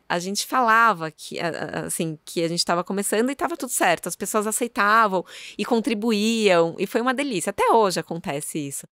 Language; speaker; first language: Portuguese; native; Portuguese